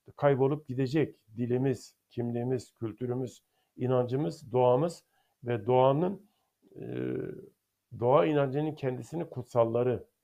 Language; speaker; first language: Turkish; non-native, local second language; Zaza